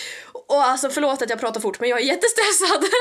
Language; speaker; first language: Swedish; native; Swedish